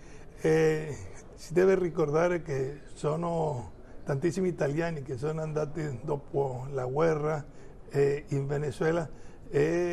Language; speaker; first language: Italian; non-native, fluent; Spanish